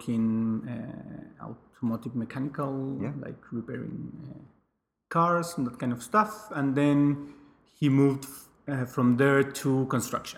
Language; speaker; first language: English; non-native, fluent; Spanish